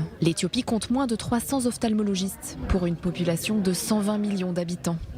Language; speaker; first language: French; native; French